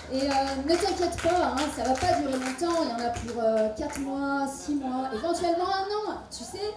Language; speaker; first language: French; native; French